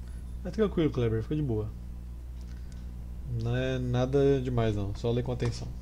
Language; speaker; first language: Portuguese; native; Portuguese